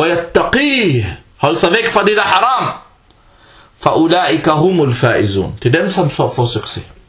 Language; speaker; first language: Danish; early bilingual, other home language; Arabic